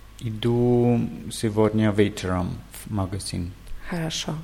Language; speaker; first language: Russian; non-native, learner; German